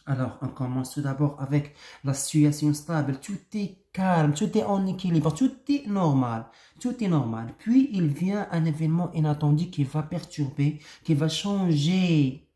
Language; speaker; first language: French; non-native, local second language; Arabic